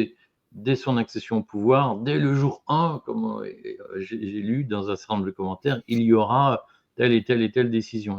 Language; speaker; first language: French; native; French